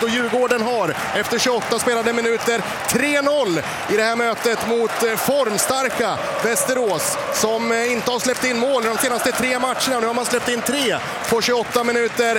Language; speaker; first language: Swedish; native; Swedish